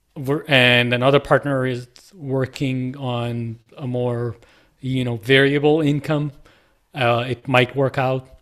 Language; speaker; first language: English; non-native, local second language; Punjabi